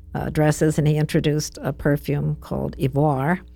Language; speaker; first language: English; native; English